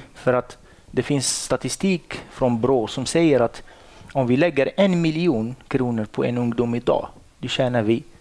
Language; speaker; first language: Swedish; non-native, fluent; Arabic